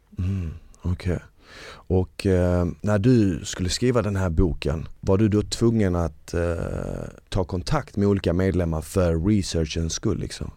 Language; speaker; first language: Swedish; early bilingual, other home language; Bosnian